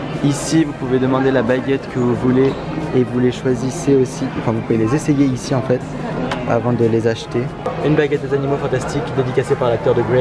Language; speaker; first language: French; native; French